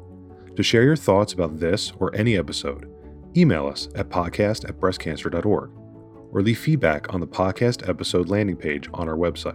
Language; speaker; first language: English; native; English